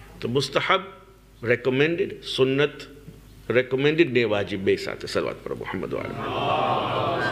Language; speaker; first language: Gujarati; early bilingual, heritage; Gujarati